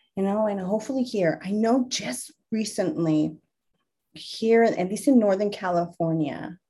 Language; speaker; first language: English; early bilingual, other home language; Spanish